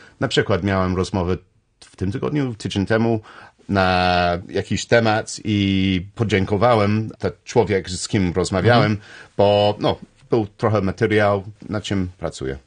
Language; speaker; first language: Polish; non-native, learner; English